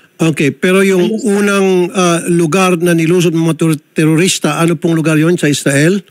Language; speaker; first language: Filipino; native; Filipino